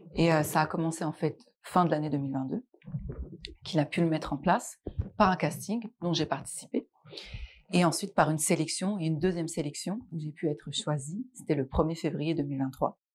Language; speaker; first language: French; non-native, local second language; Arabic